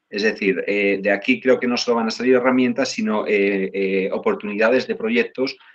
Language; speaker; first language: Spanish; native; Spanish